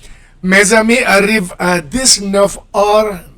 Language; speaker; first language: French; non-native, fluent; Spanish